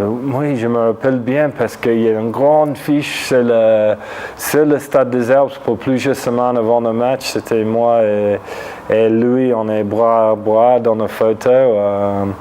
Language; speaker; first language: French; non-native, fluent; English